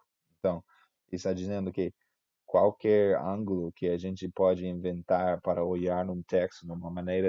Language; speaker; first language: Portuguese; non-native, fluent; English